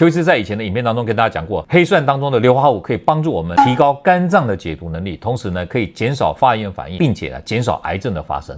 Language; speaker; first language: Chinese; native; Chinese